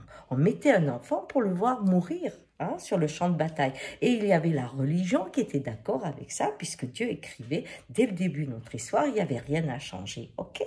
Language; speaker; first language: French; native; French